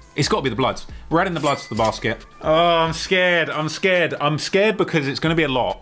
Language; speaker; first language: English; native; English